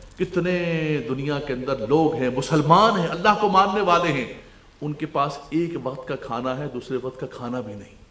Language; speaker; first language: Urdu; non-native, local second language; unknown